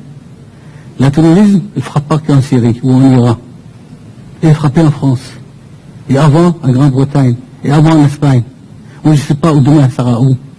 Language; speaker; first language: French; non-native, fluent; Persian